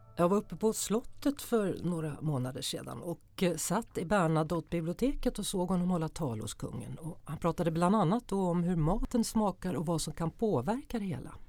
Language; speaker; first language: Swedish; native; Swedish